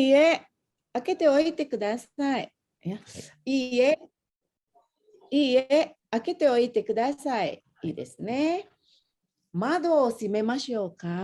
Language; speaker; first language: Japanese; non-native, fluent; Indonesian